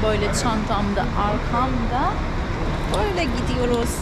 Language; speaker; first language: Turkish; non-native, learner; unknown